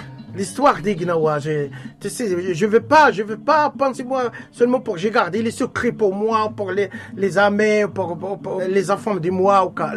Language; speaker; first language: French; non-native, learner; Arabic